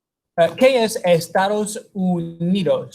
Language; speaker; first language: Spanish; non-native, fluent; English